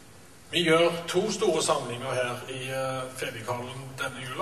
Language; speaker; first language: Norwegian; native; Norwegian